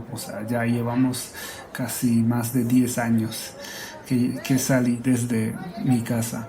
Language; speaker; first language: Spanish; non-native, fluent; Hungarian